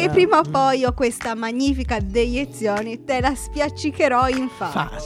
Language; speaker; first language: Italian; native; Italian